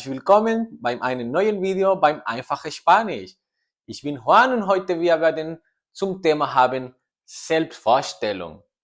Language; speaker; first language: German; non-native, learner; Spanish